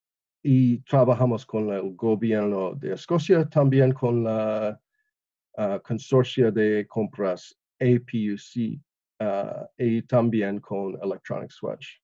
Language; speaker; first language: Spanish; non-native, learner; English